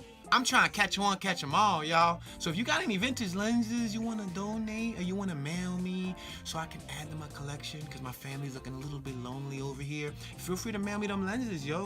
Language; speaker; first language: English; native; English